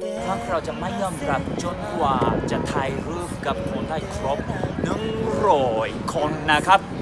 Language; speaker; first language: Thai; non-native, fluent; Japanese